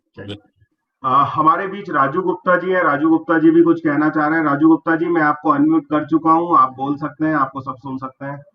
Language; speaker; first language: Hindi; native; Hindi